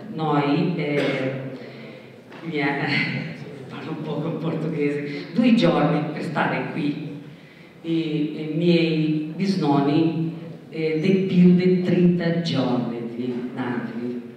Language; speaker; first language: Italian; non-native, learner; Portuguese